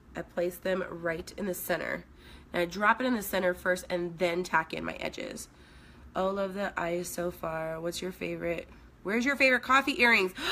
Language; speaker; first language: English; non-native, fluent; Swedish